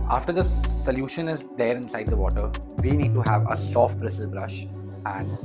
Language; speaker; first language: English; non-native, local second language; Hindi